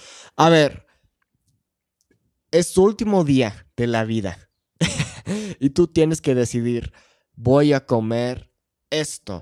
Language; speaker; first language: Spanish; non-native, fluent; English